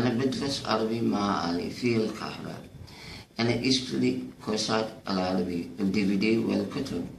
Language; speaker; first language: Arabic; non-native, learner; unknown